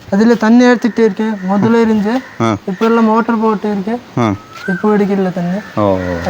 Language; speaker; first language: Tamil; non-native, local second language; Hindi